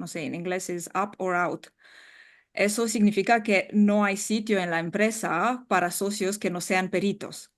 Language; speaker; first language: Spanish; non-native, fluent; French